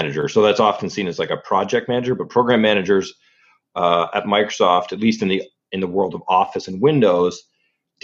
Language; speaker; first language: English; native; English